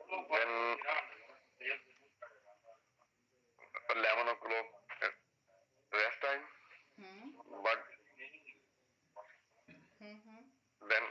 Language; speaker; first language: English; non-native, learner; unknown